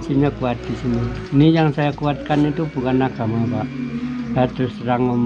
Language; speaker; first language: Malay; non-native, local second language; Javanese